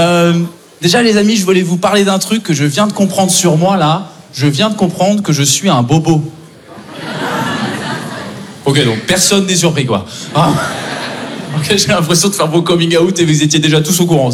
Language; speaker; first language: French; native; French